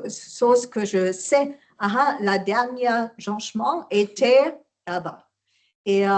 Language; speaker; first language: French; non-native, learner; German